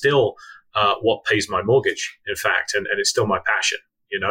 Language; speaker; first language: English; native; English